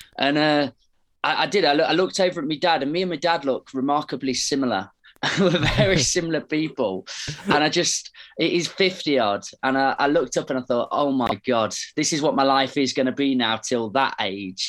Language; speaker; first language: English; native; English